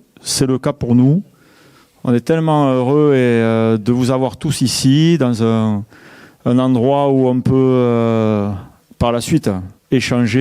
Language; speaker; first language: French; native; French